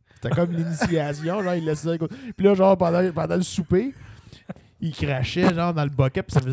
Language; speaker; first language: French; native; French